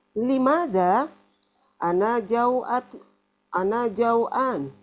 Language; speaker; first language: Arabic; non-native, learner; Indonesian